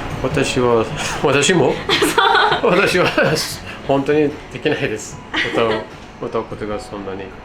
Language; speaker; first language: Japanese; non-native, learner; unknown